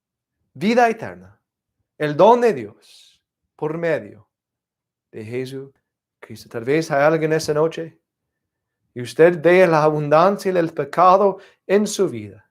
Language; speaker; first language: Spanish; non-native, fluent; English